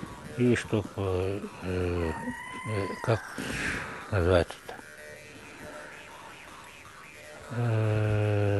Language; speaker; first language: Russian; non-native, local second language; Yakut